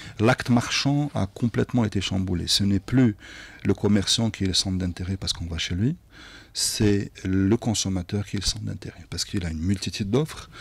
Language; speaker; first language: French; non-native, local second language; Arabic